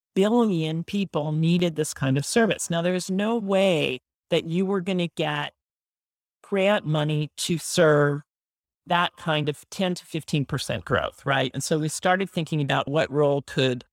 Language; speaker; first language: English; native; English